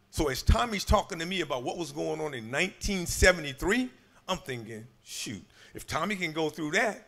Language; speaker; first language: English; native; English